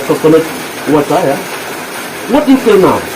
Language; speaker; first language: English; non-native, learner; Indonesian